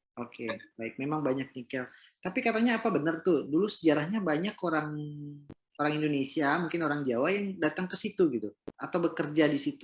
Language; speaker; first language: Indonesian; native; Indonesian